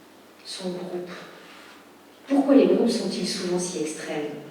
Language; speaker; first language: French; native; French